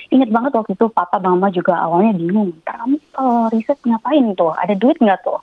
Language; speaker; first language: Indonesian; native; Indonesian